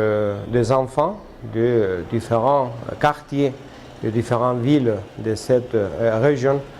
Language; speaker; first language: French; non-native, fluent; Spanish